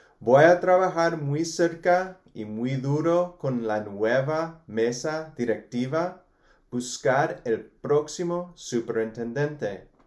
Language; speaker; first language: Spanish; non-native, fluent; English